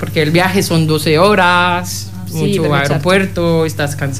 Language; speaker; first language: Italian; non-native, learner; Spanish